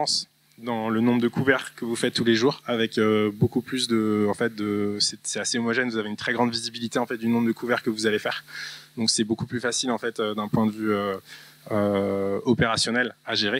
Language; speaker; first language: French; native; French